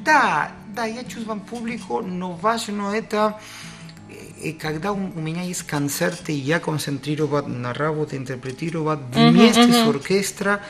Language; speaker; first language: Russian; non-native, learner; Spanish